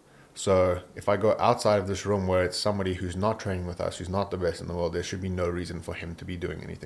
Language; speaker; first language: English; native; English